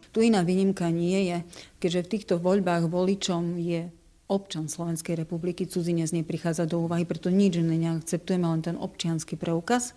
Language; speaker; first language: Slovak; native; Slovak